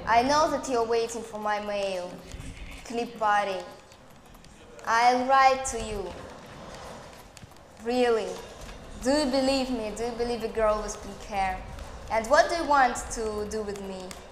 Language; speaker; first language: English; non-native, learner; Russian